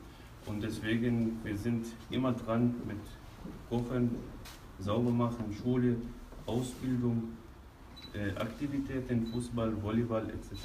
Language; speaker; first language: German; non-native, fluent; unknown